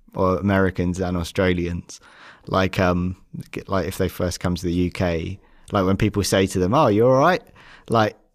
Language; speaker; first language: English; native; English